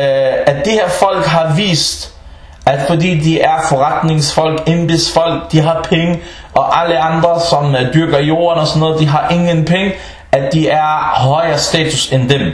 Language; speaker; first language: Danish; early bilingual, other home language; Arabic